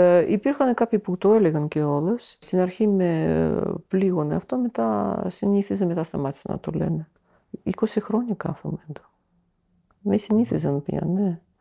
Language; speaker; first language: Greek; non-native, fluent; Russian